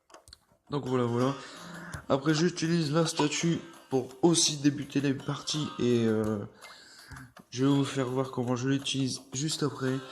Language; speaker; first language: French; native; French